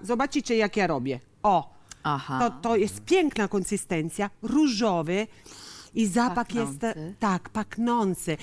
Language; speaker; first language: Polish; non-native, learner; Italian